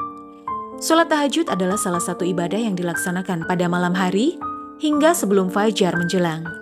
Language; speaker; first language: Indonesian; native; Indonesian